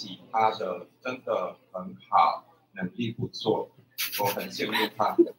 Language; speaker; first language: Chinese; non-native, fluent; Spanish